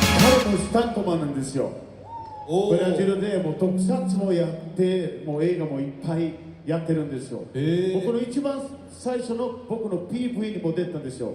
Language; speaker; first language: Japanese; non-native, fluent; Portuguese